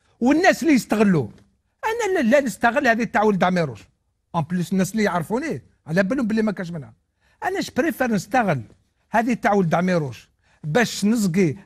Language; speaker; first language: Arabic; non-native, local second language; Kabyle